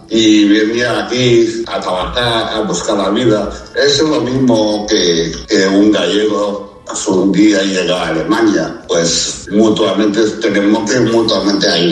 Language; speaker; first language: Spanish; non-native, fluent; Chinese